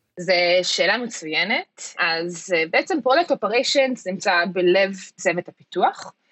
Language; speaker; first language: Hebrew; early bilingual, heritage; Hebrew